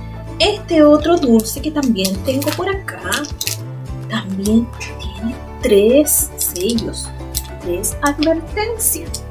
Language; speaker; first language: Spanish; native; Spanish